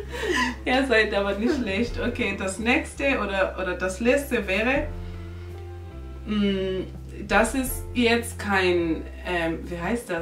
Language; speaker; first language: German; non-native, local second language; North Ndebele